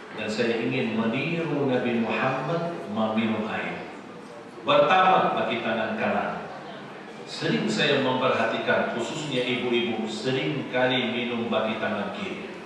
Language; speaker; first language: Indonesian; non-native, fluent; Arabic